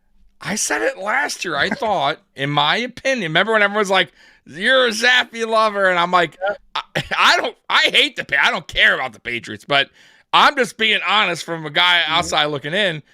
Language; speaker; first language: English; native; English